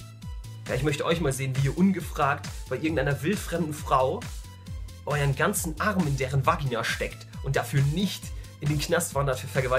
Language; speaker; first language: German; native; German